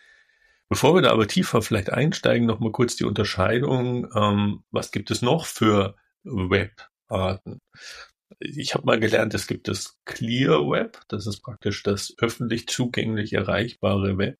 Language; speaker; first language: German; native; German